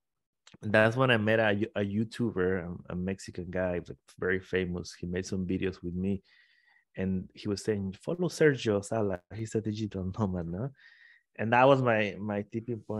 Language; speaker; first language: English; non-native, fluent; Spanish